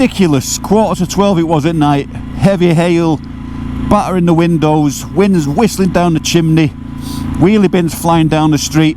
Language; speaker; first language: English; native; English